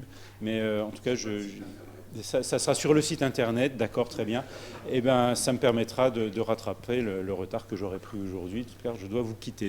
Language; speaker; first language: French; native; French